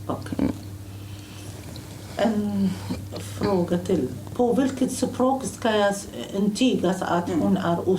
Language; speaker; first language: Swedish; non-native, learner; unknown